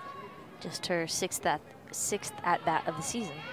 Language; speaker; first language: English; native; English